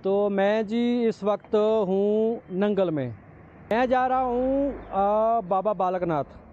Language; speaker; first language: Hindi; non-native, local second language; Punjabi